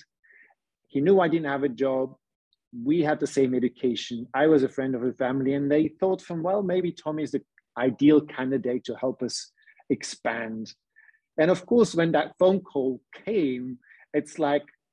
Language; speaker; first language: English; non-native, fluent; Dutch